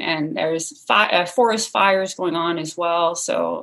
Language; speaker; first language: English; non-native, fluent; French